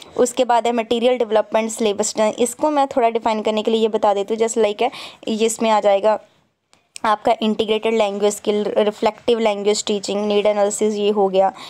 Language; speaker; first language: Hindi; non-native, local second language; Punjabi